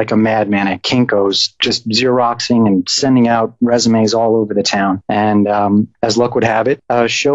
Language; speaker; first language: English; native; English